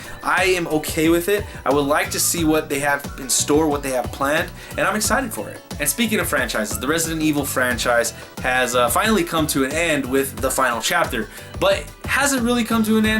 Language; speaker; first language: English; native; English